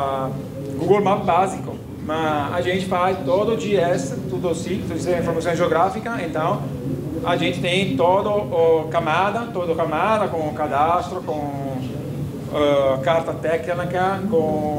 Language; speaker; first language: Portuguese; non-native, fluent; Italian